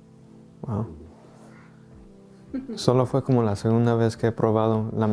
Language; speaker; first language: Spanish; early bilingual, heritage; English